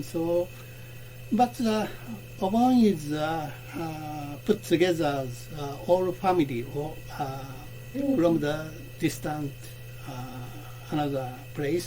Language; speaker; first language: English; non-native, learner; Japanese